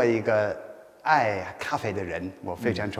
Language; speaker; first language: Chinese; non-native, fluent; English